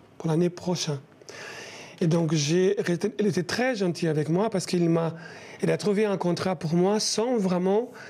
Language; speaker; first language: French; non-native, fluent; Portuguese